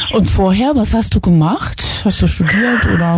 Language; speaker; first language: German; native; German